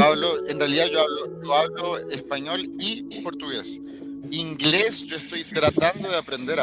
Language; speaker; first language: Spanish; early bilingual, heritage; Spanish